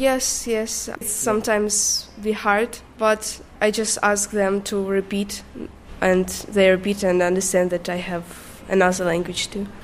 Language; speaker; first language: English; non-native, learner; Ukrainian